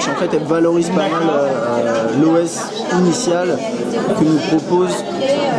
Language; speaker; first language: French; native; French